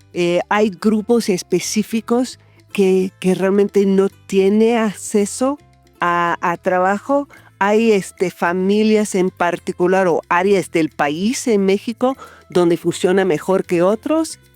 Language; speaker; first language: Spanish; non-native, fluent; English